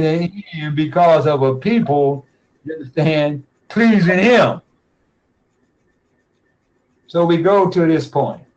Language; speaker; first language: English; native; English